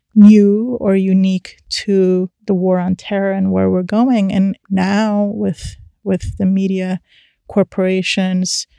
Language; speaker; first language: English; early bilingual, other home language; Persian